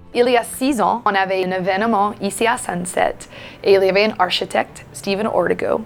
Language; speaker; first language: French; non-native, fluent; English